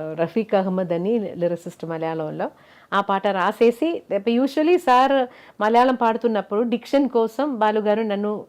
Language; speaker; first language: Telugu; non-native, local second language; Malayalam